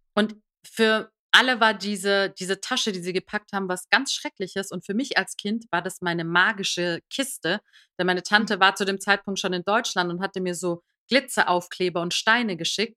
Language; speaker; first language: German; early bilingual, other home language; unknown